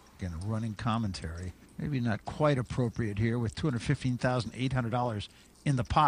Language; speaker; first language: English; native; English